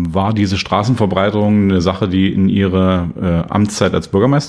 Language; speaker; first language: German; native; German